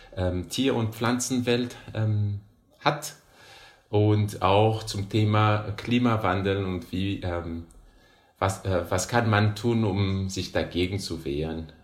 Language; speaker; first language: German; non-native, fluent; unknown